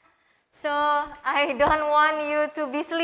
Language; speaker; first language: English; non-native, fluent; Indonesian